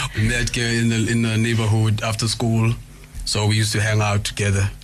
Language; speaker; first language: English; non-native, local second language; Xhosa